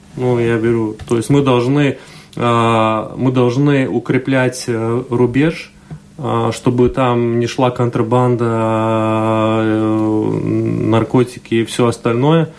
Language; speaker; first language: Russian; non-native, local second language; Latvian